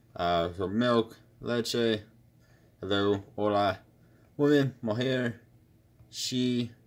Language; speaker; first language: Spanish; non-native, learner; English